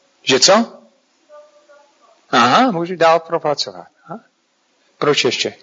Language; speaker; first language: Czech; non-native, fluent; English